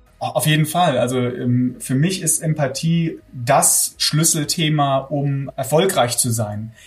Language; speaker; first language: German; early bilingual, other home language; Armenian